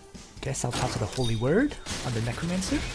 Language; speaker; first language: English; native; English